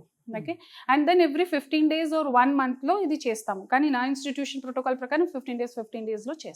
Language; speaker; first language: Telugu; non-native, fluent; Hindi